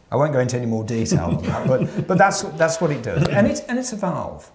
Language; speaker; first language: English; native; English